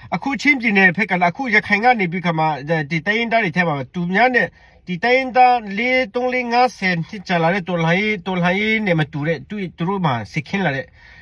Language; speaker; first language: Burmese; non-native, local second language; Hakha Chin